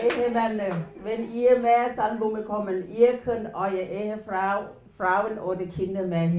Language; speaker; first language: German; non-native, learner; Thai